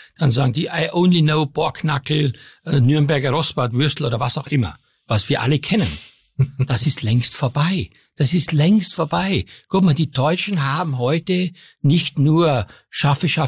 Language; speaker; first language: German; native; German